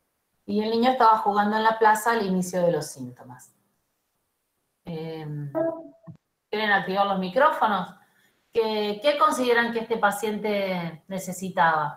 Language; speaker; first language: Spanish; native; Spanish